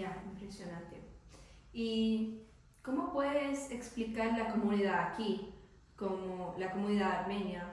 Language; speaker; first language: Spanish; non-native, learner; English